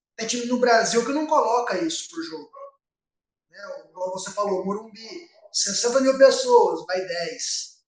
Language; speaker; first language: Portuguese; native; Portuguese